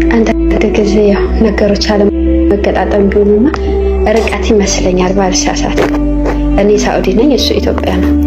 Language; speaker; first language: Amharic; native; Amharic